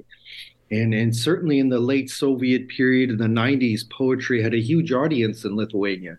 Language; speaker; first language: English; native; English